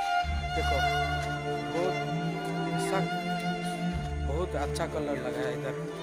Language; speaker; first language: Hindi; non-native, local second language; Odia